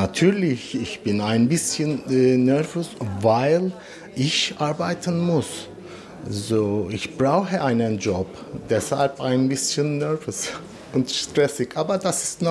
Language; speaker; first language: German; non-native, learner; Turkish